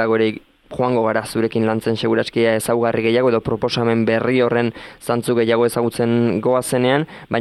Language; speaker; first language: Basque; native; Basque